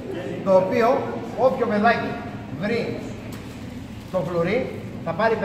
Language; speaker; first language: Greek; native; Greek